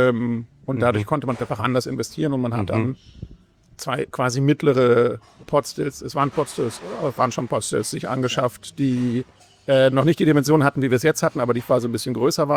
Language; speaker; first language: German; native; German